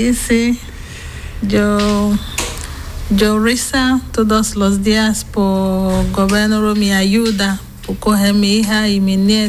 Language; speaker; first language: Spanish; non-native, learner; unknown